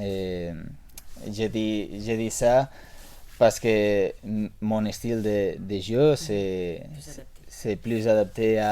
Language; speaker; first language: French; non-native, learner; Spanish